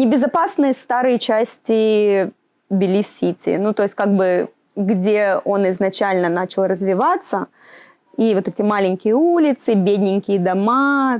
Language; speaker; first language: Russian; native; Russian